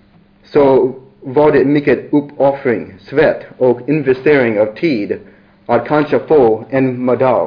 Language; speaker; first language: Swedish; non-native, learner; English